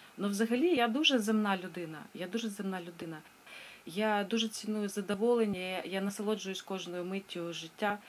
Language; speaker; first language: Ukrainian; non-native, local second language; Russian